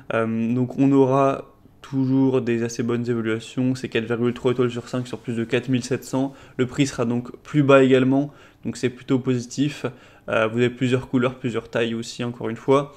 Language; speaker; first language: French; native; French